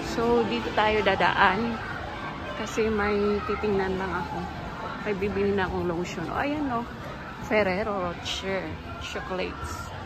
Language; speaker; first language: Filipino; native; Filipino